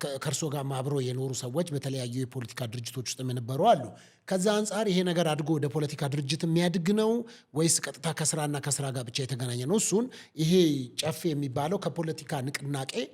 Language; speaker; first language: Amharic; native; Amharic